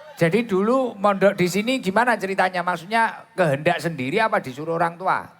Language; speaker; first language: Indonesian; non-native, local second language; Javanese